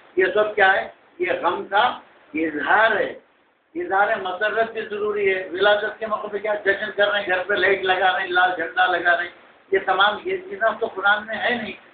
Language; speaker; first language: Urdu; native; Urdu